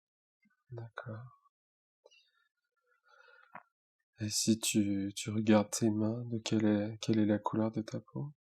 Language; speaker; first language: French; native; French